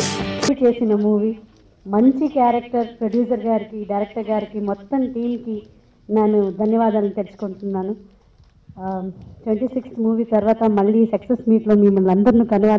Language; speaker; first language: Telugu; non-native, learner; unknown